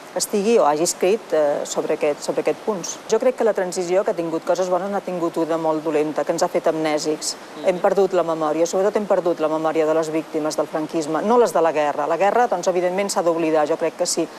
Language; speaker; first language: Catalan; native; Catalan